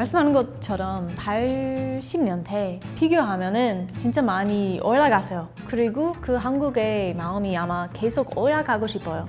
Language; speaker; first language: Korean; non-native, learner; English